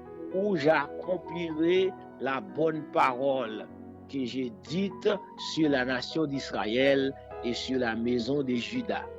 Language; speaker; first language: French; non-native, local second language; Haitian Creole